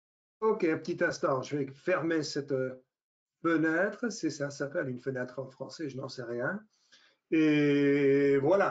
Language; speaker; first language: French; non-native, fluent; English